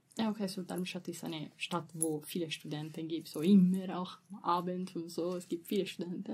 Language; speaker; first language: German; non-native, learner; Italian